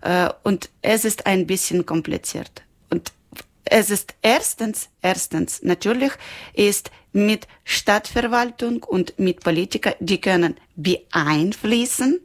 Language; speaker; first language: German; non-native, learner; Ukrainian